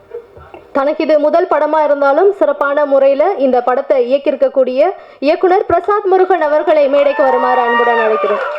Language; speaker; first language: Tamil; native; Tamil